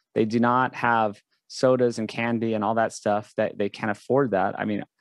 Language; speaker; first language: English; native; English